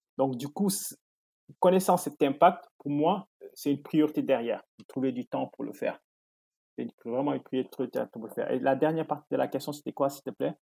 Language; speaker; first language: French; non-native, local second language; Wolof